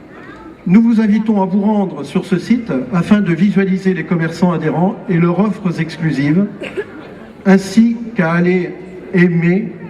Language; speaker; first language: French; native; French